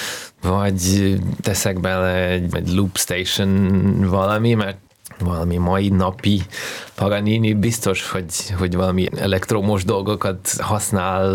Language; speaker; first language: Hungarian; non-native, learner; Russian